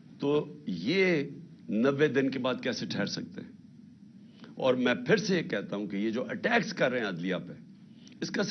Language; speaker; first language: Urdu; native; Urdu